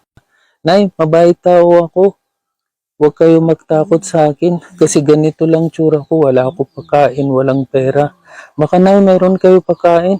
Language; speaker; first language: Filipino; non-native, learner; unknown